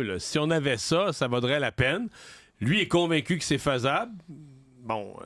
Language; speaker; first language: French; native; French